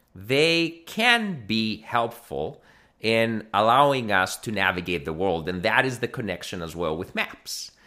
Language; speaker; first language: English; non-native, fluent; Greek